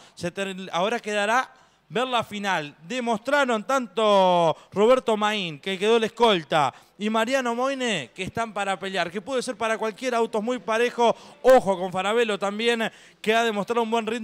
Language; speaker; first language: Spanish; native; Spanish